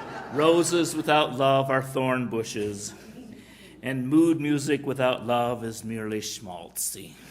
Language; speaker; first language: English; native; English